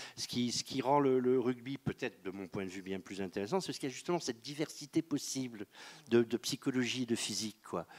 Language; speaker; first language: French; native; French